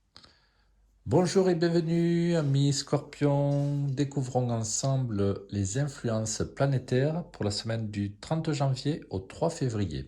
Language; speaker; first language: French; native; French